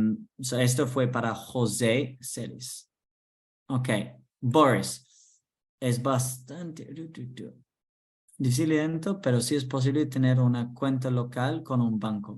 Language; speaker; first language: Spanish; non-native, fluent; English